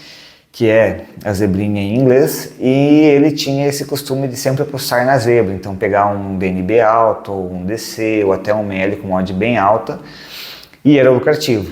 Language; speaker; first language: Portuguese; native; Portuguese